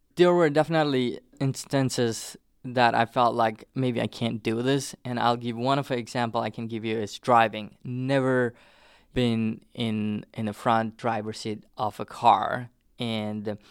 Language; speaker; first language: English; non-native, local second language; Nepali